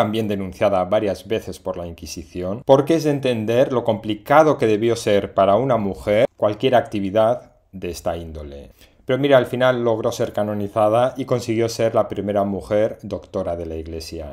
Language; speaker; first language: Spanish; native; Spanish